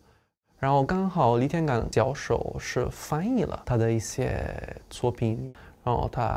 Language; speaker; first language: Chinese; non-native, fluent; Italian